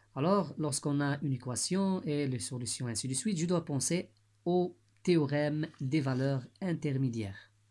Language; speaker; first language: French; non-native, local second language; Arabic